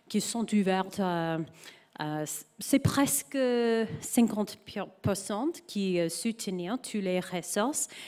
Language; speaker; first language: French; non-native, learner; English